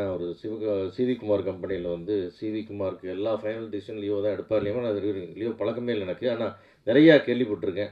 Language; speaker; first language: Tamil; native; Tamil